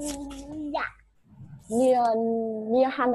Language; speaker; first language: English; non-native, learner; Vietnamese